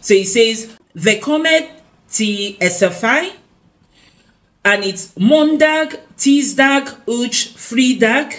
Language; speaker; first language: Swedish; non-native, learner; English